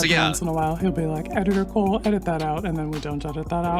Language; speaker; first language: English; native; English